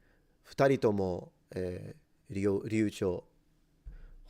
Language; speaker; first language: Japanese; non-native, fluent; English